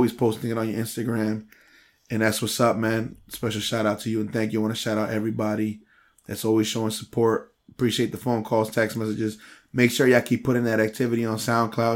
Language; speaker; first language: English; early bilingual, other home language; Spanish